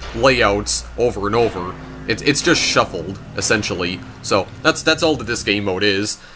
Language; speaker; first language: English; native; English